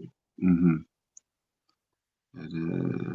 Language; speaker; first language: Spanish; non-native, learner; Portuguese